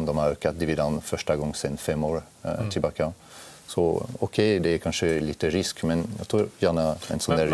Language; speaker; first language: Swedish; non-native, fluent; French